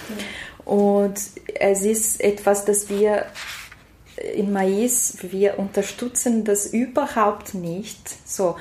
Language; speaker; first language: German; non-native, fluent; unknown